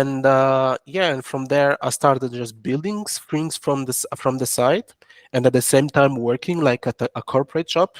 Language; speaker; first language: English; non-native, fluent; French